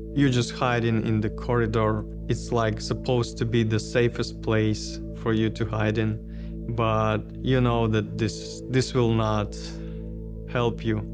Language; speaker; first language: English; non-native, learner; Ukrainian